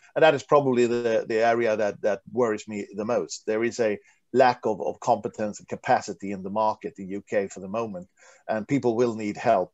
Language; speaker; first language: English; non-native, fluent; Swedish